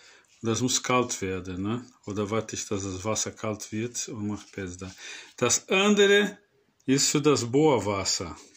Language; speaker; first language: German; non-native, fluent; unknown